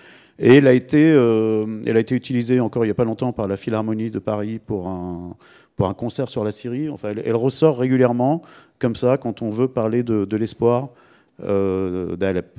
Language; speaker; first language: French; native; French